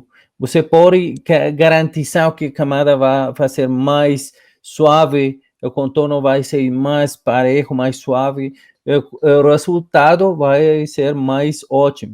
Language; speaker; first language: Portuguese; non-native, fluent; Spanish